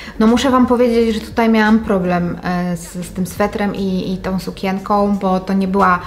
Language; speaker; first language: Polish; native; Polish